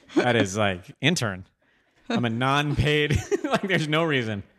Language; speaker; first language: English; native; English